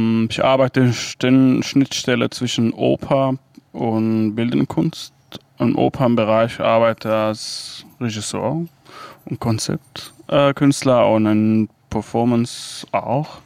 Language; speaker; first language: German; non-native, fluent; Kurdish